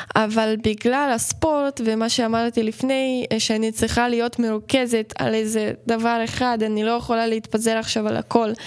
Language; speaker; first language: Hebrew; non-native, fluent; Ukrainian